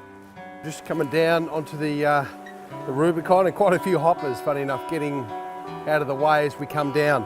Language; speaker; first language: English; native; English